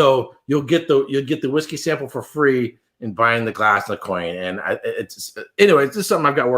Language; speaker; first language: English; native; English